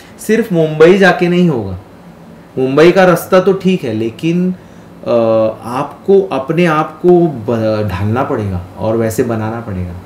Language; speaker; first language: Hindi; non-native, local second language; Marathi